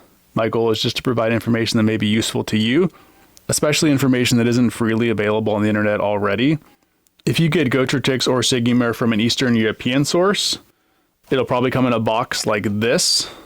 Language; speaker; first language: English; native; English